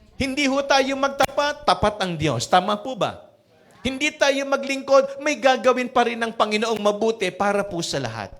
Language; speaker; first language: Filipino; native; Filipino